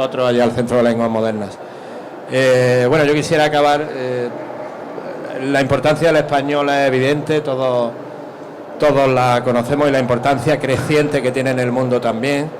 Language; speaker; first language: Spanish; native; Spanish